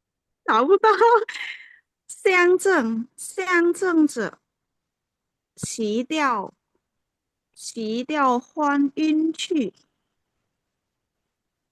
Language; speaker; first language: Chinese; non-native, learner; Khmer